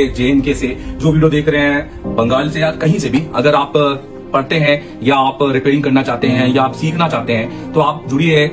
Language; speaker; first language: Hindi; native; Hindi